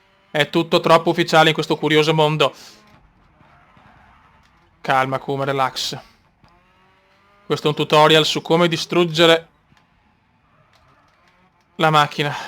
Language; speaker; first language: Italian; native; Italian